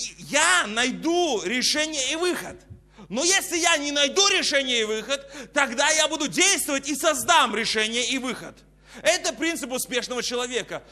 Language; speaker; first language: Russian; native; Russian